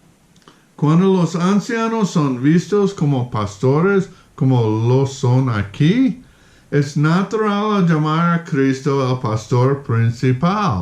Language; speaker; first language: Spanish; non-native, fluent; English